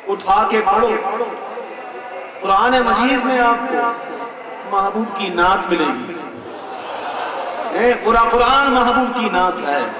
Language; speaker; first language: Urdu; native; Urdu